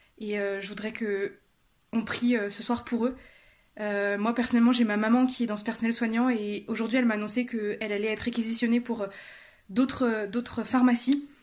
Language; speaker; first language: French; native; French